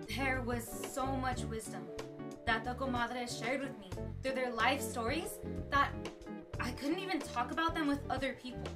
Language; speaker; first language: English; early bilingual, other home language; Spanish